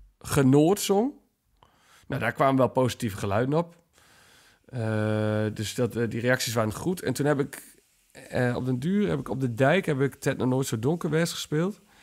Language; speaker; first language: Dutch; native; Dutch